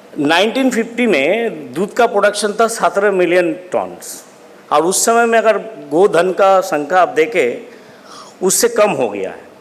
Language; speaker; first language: Hindi; non-native, local second language; Bangla